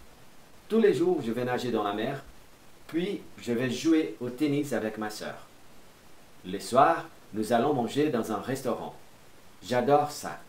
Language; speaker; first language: French; non-native, fluent; Portuguese